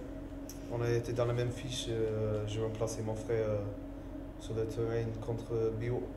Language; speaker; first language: French; non-native, learner; English